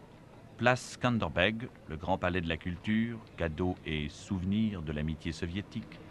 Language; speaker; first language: French; native; French